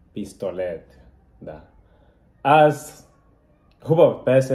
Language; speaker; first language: Bulgarian; non-native, learner; Portuguese